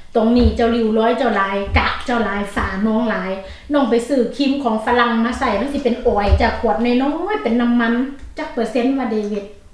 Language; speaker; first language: Thai; native; Thai